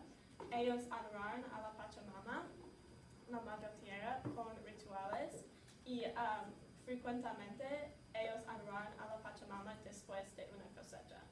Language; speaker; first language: Spanish; non-native, learner; English